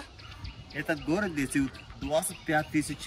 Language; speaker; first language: Russian; non-native, learner; Sinhala